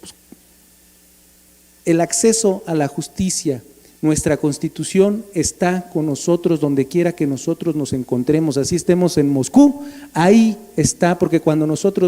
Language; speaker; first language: Spanish; native; Spanish